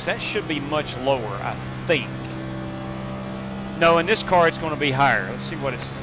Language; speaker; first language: English; native; English